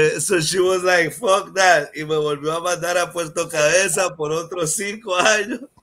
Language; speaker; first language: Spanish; non-native, local second language; English